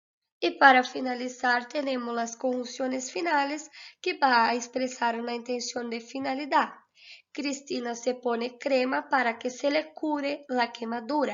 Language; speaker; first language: Spanish; non-native, fluent; Portuguese